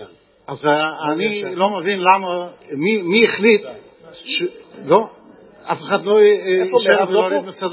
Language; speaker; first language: Hebrew; non-native, fluent; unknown